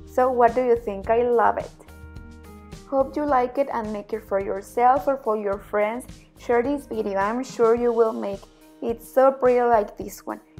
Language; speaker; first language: English; non-native, fluent; Spanish